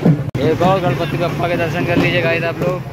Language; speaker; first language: Hindi; native; Hindi